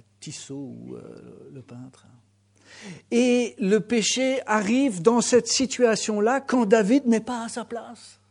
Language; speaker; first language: French; native; French